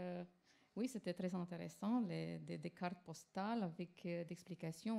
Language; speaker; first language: French; non-native, fluent; Romanian